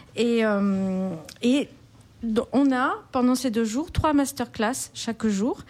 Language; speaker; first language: French; native; French